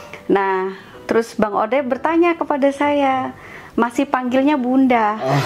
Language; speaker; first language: Indonesian; native; Indonesian